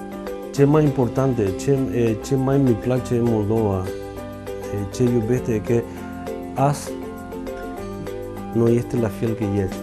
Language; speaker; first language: Romanian; non-native, learner; Spanish